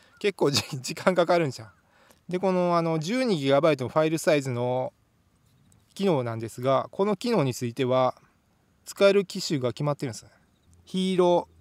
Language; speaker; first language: Japanese; native; Japanese